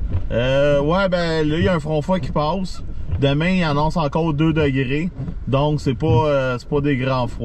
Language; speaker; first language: French; native; French